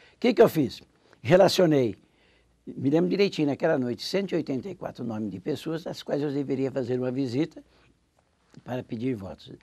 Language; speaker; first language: Portuguese; native; Portuguese